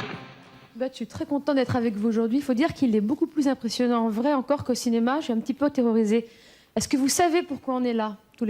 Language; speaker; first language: French; native; French